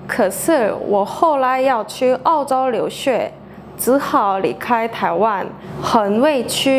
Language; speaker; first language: Chinese; non-native, fluent; Korean